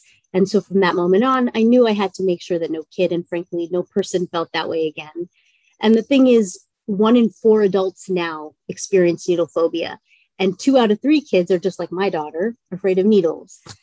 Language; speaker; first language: English; native; English